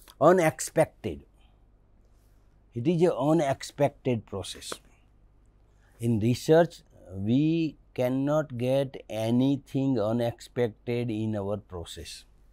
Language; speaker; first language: English; non-native, local second language; Gujarati